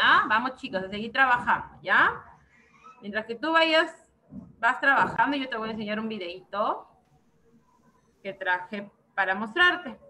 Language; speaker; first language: Spanish; native; Spanish